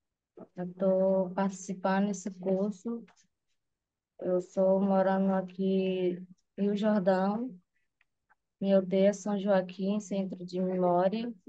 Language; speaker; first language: Portuguese; non-native, local second language; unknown